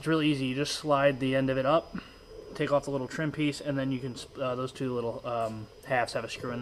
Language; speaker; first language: English; native; English